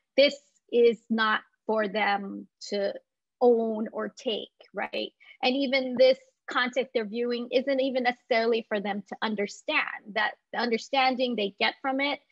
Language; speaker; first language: English; native; English